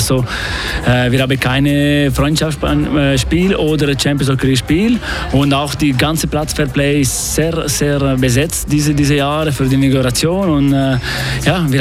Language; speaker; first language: German; non-native, local second language; French